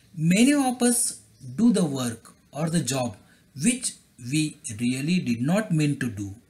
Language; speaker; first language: English; non-native, local second language; Marathi